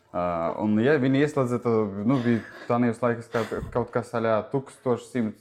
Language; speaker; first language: Latvian; non-native, local second language; Russian